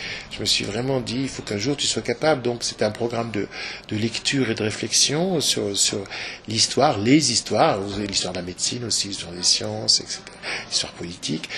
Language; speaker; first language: French; native; French